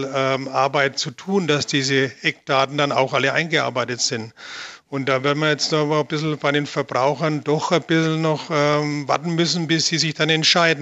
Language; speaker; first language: German; native; German